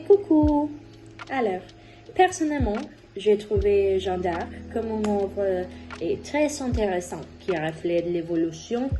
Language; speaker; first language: French; non-native, learner; Spanish